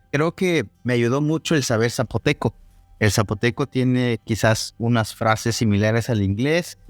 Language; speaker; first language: Spanish; non-native, local second language; Zapotec